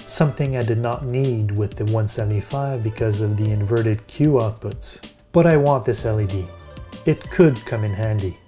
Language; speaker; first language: English; native; English